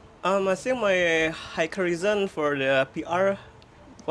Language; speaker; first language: English; non-native, learner; Indonesian